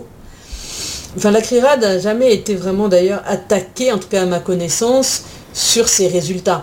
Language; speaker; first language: French; native; French